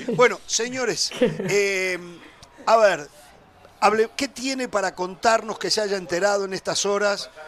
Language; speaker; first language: Spanish; native; Spanish